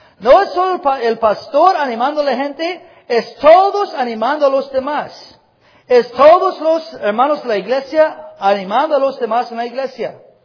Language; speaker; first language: Spanish; non-native, fluent; English